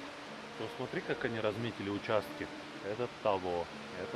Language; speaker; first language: Russian; native; Russian